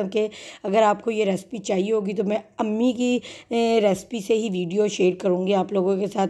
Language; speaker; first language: Urdu; native; Urdu